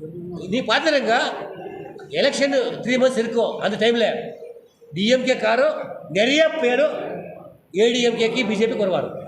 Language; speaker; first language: Tamil; non-native, learner; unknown